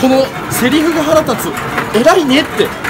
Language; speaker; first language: Japanese; native; Japanese